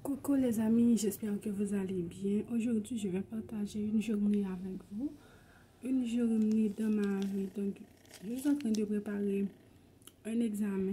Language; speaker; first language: French; non-native, local second language; Haitian Creole